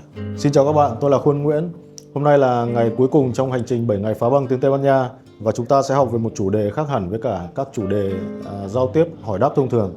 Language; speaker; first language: Vietnamese; native; Vietnamese